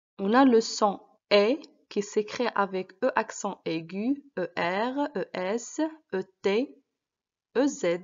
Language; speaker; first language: French; non-native, local second language; Arabic